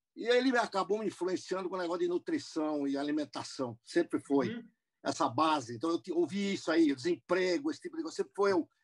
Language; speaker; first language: Portuguese; non-native, fluent; English